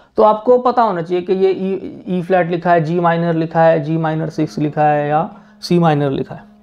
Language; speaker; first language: Hindi; native; Hindi